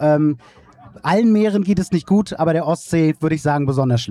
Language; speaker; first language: German; native; German